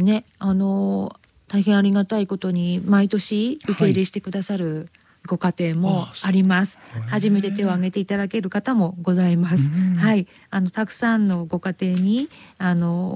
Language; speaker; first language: Japanese; native; Japanese